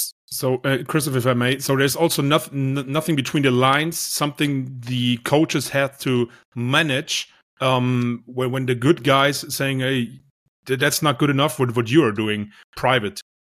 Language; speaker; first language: English; non-native, fluent; German